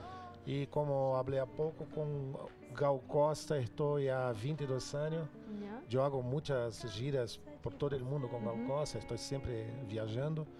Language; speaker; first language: Spanish; non-native, local second language; Portuguese